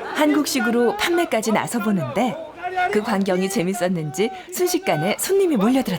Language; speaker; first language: Korean; native; Korean